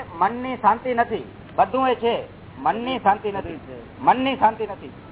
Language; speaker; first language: Gujarati; native; Gujarati